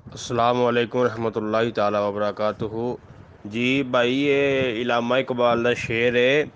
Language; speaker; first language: Urdu; non-native, local second language; Punjabi